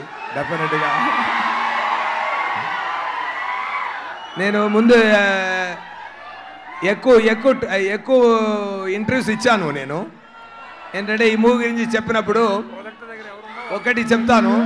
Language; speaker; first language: Telugu; non-native, local second language; Tamil